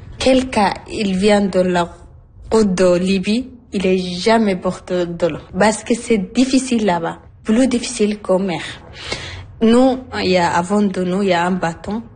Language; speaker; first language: French; non-native, learner; Arabic